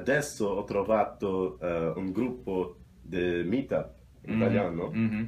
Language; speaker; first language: Italian; non-native, fluent; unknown